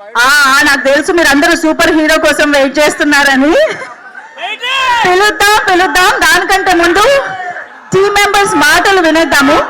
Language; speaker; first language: Telugu; native; Telugu